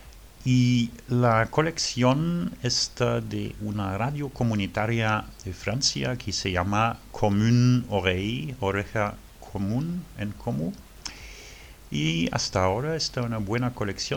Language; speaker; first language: Spanish; non-native, learner; French